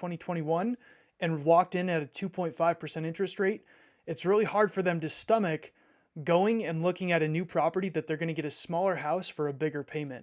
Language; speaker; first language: English; native; English